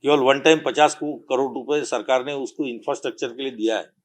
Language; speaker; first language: Hindi; non-native, local second language; Marathi